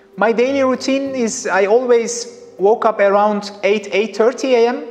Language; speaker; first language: English; non-native, fluent; Turkish